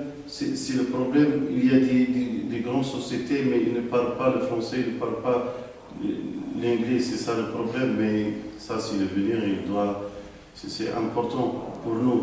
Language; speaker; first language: French; non-native, local second language; Arabic